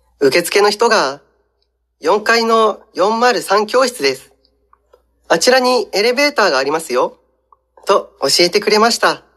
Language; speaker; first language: Japanese; non-native, fluent; Indonesian